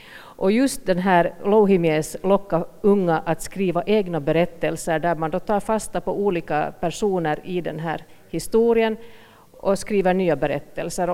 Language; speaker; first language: Swedish; native; Swedish